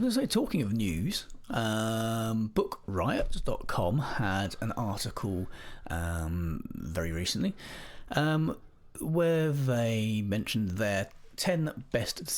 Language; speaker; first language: English; native; English